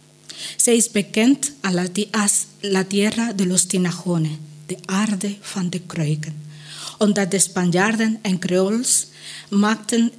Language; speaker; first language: Dutch; non-native, learner; Spanish